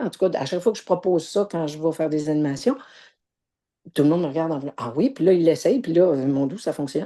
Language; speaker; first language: French; native; French